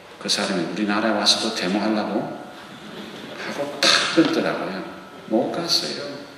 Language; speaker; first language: Korean; non-native, local second language; English